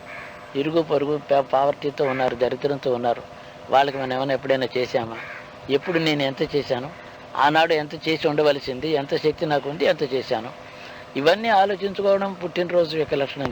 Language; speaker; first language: Telugu; native; Telugu